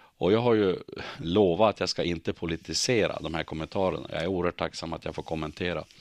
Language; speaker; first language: Swedish; native; Swedish